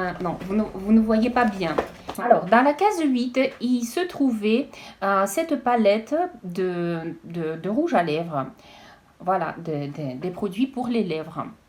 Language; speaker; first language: French; non-native, fluent; Russian